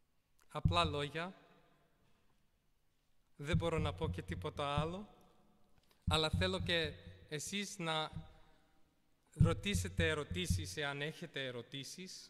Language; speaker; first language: Greek; early bilingual, heritage; Greek